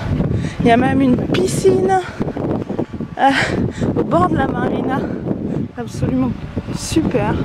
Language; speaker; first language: French; native; French